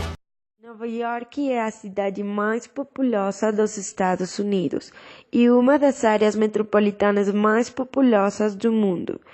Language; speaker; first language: Portuguese; non-native, learner; Spanish